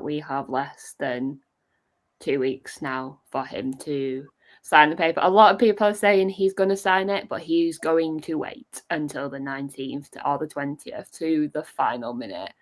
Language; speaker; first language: English; native; English